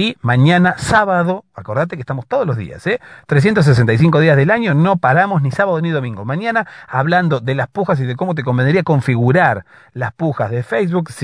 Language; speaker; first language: Spanish; native; Spanish